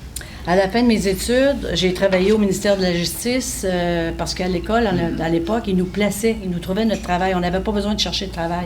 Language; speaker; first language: French; native; French